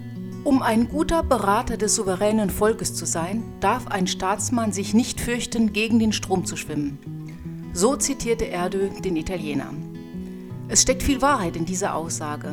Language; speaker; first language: German; native; German